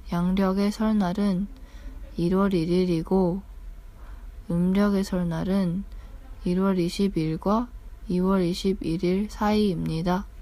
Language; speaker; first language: Korean; non-native, learner; English